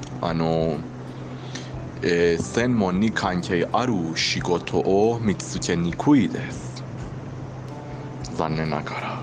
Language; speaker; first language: Japanese; non-native, learner; Persian